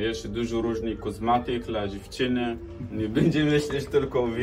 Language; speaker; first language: Polish; non-native, learner; Arabic